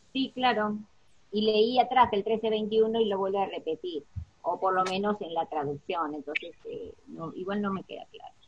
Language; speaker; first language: Spanish; native; Spanish